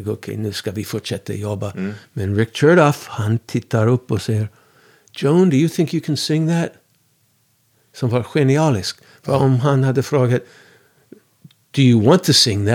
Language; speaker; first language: Swedish; non-native, fluent; English